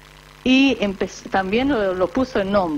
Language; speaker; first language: Spanish; non-native, fluent; Japanese